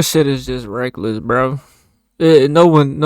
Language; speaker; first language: English; native; English